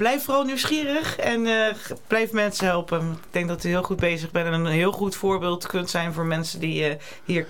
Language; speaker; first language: Dutch; native; Dutch